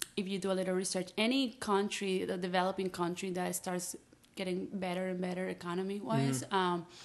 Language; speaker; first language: English; non-native, fluent; Spanish